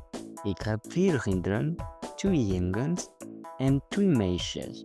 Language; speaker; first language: Dutch; non-native, fluent; Tigrinya